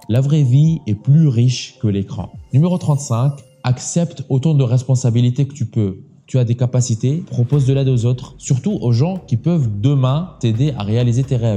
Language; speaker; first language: French; native; French